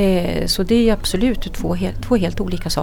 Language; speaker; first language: Swedish; native; Swedish